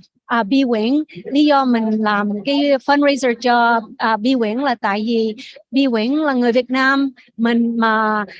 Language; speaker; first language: Vietnamese; early bilingual, heritage; Vietnamese